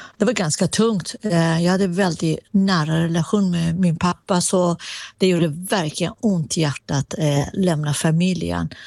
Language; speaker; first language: Swedish; non-native, fluent; Persian